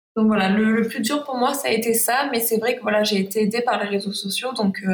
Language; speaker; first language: French; native; French